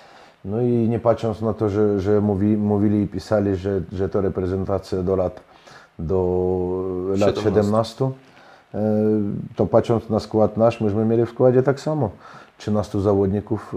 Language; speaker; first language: Polish; non-native, fluent; Russian